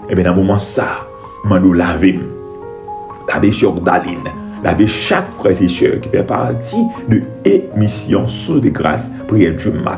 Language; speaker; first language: French; non-native, local second language; Haitian Creole